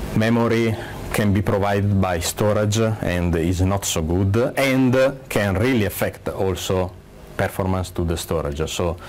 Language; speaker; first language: English; non-native, fluent; Italian